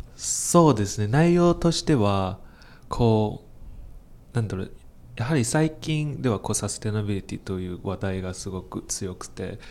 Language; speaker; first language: Japanese; non-native, fluent; Chinese